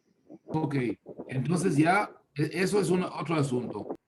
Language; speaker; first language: Spanish; non-native, fluent; Hebrew